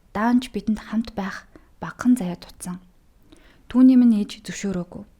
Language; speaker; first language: Mongolian; native; Mongolian